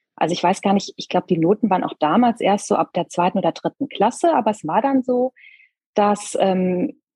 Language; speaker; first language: German; native; German